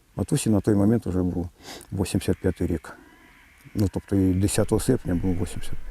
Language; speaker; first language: Ukrainian; native; Ukrainian